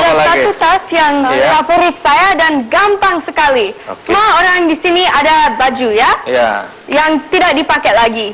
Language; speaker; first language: Indonesian; non-native, local second language; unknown